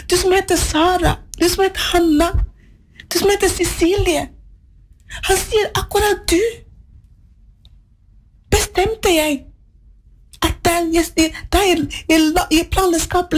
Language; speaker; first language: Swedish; non-native, learner; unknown